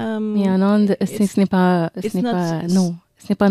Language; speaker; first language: French; non-native, learner; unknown